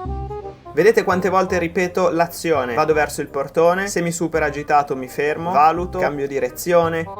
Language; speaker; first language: Italian; native; Italian